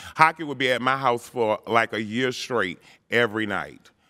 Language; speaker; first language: English; native; English